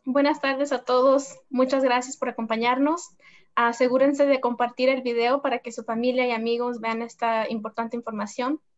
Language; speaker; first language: Spanish; early bilingual, heritage; Spanish